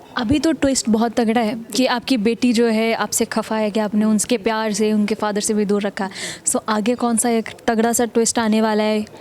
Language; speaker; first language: Hindi; native; Hindi